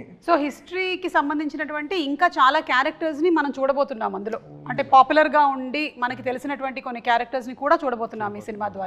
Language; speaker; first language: Telugu; native; Telugu